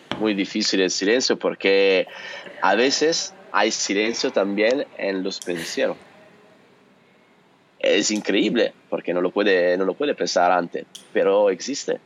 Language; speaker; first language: Spanish; non-native, learner; Italian